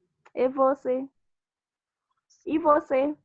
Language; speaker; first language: Portuguese; non-native, learner; Haitian Creole